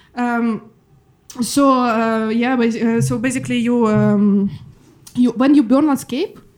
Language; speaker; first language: English; non-native, fluent; Russian